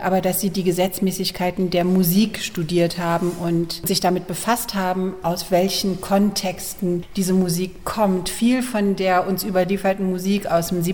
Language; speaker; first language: German; native; German